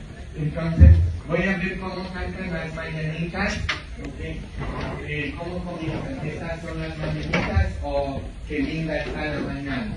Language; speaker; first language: Spanish; non-native, fluent; English